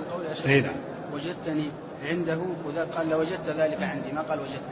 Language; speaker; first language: Arabic; native; Arabic